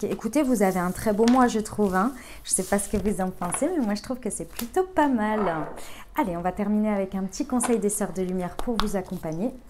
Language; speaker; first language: French; native; French